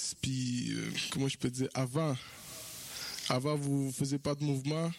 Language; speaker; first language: French; non-native, fluent; Romanian